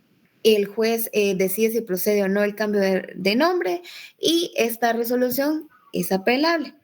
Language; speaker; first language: Spanish; native; Spanish